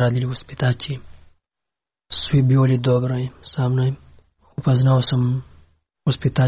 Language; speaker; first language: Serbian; non-native, learner; Pashto